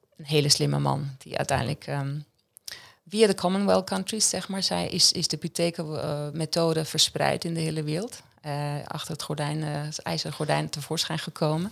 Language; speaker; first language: Dutch; non-native, fluent; Swiss German